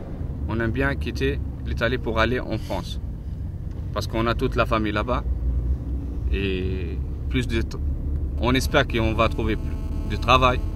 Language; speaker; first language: French; non-native, local second language; Arabic